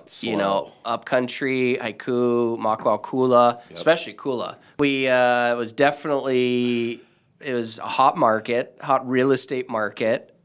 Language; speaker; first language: English; native; English